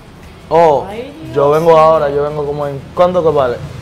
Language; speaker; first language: Spanish; native; Spanish